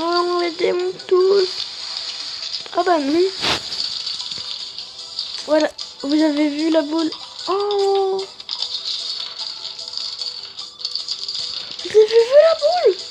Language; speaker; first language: French; native; French